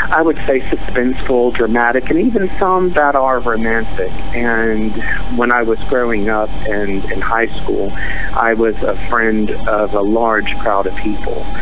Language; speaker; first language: English; native; English